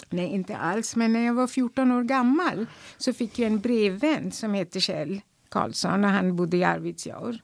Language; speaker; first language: Swedish; non-native, fluent; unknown